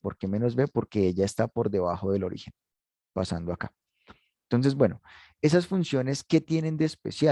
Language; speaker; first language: Spanish; native; Spanish